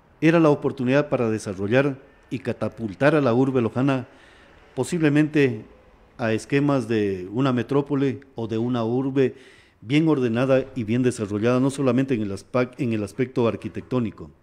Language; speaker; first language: Spanish; native; Spanish